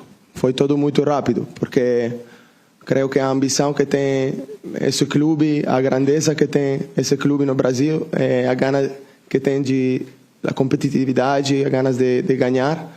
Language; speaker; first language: Portuguese; non-native, learner; Italian